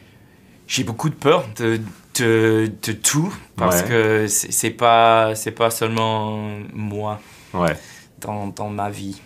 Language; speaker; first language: French; non-native, fluent; English